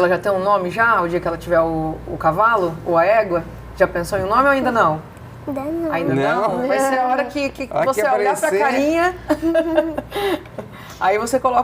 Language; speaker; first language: Portuguese; native; Portuguese